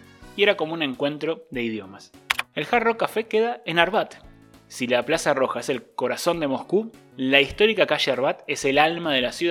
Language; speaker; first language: Spanish; native; Spanish